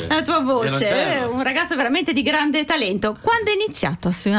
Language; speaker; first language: Italian; native; Italian